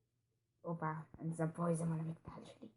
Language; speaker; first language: Hebrew; native; Hebrew